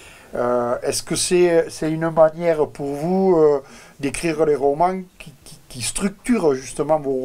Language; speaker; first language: French; native; French